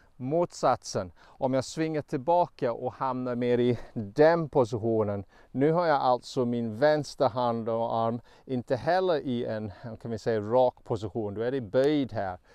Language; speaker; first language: Swedish; non-native, fluent; English